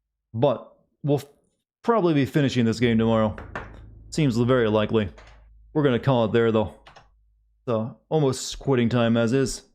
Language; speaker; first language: English; native; English